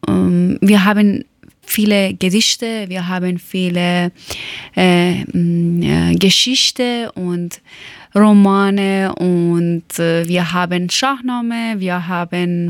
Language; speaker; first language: German; non-native, learner; Persian